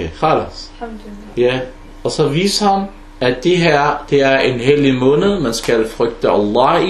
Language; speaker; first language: Danish; non-native, fluent; Arabic